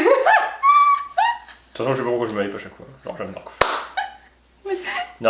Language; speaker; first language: French; native; French